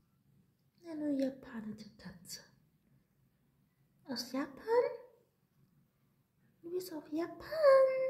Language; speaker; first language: German; non-native, learner; Thai